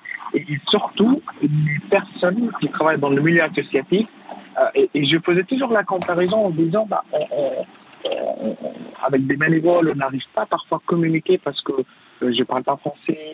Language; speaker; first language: French; non-native, fluent; Arabic